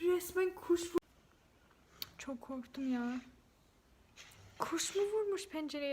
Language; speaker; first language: Turkish; non-native, fluent; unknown